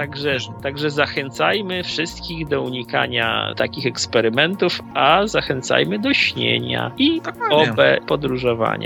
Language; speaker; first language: Polish; native; Polish